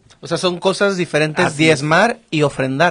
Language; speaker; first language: Spanish; native; Spanish